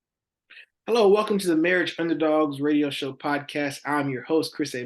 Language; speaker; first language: English; native; English